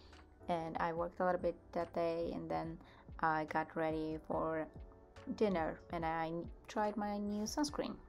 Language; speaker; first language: English; non-native, fluent; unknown